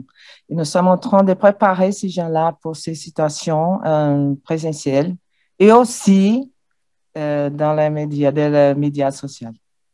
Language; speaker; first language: French; non-native, learner; Portuguese